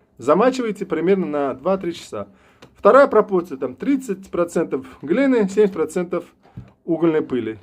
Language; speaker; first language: Russian; non-native, local second language; Uzbek